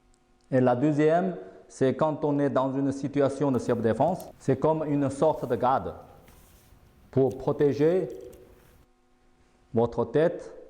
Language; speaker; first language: French; non-native, fluent; Chinese